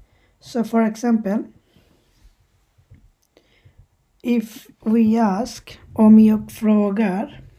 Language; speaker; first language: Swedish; non-native, fluent; Bangla